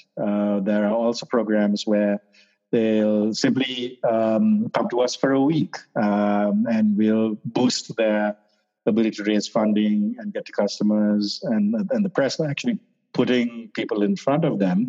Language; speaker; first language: English; non-native, local second language; Sinhala